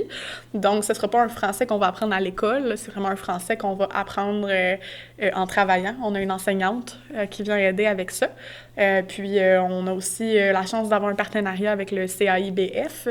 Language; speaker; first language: French; native; French